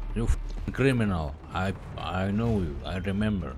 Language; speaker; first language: English; non-native, learner; Russian